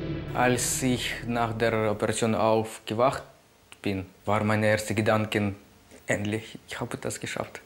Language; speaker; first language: German; non-native, fluent; Ukrainian